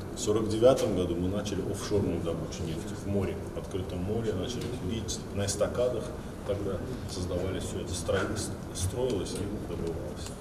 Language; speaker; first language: Russian; non-native, local second language; Azerbaijani